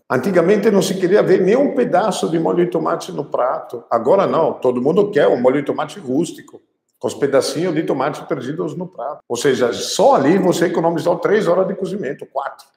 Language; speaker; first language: Portuguese; non-native, fluent; Italian